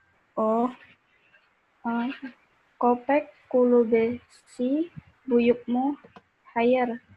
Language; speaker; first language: Turkish; non-native, learner; Indonesian